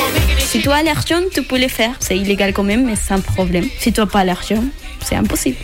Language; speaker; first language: French; non-native, learner; Spanish